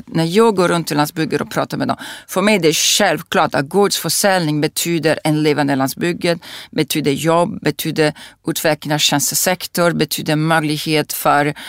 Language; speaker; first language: Swedish; non-native, fluent; Italian